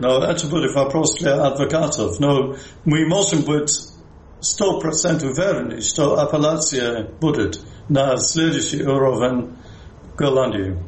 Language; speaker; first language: Russian; non-native, fluent; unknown